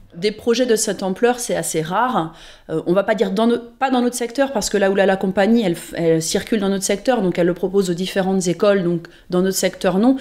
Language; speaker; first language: French; native; French